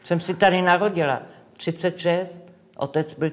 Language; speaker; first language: Czech; non-native, local second language; English